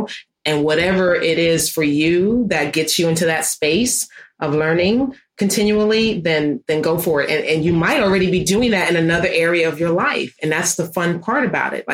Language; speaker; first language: English; native; English